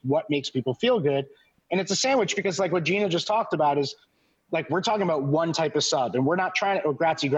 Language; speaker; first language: English; native; English